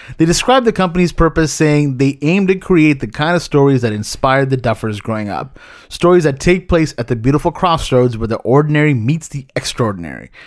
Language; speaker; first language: English; early bilingual, other home language; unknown